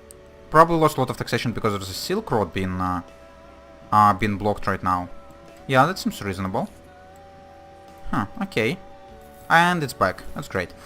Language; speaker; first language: English; non-native, fluent; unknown